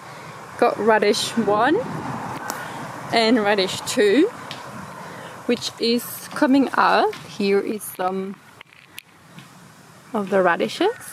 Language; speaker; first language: English; non-native, fluent; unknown